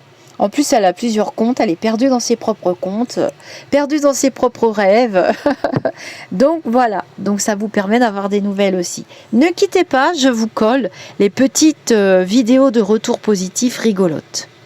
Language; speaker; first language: French; native; French